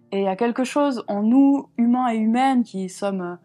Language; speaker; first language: French; native; French